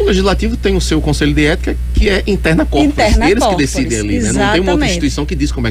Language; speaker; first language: Portuguese; native; Portuguese